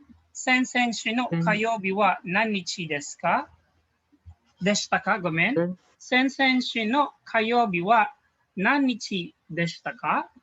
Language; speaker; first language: Japanese; non-native, fluent; Filipino